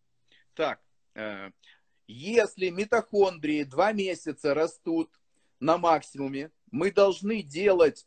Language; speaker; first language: Russian; native; Russian